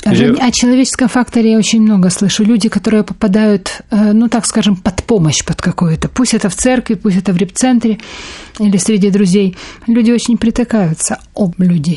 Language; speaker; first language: Russian; native; Russian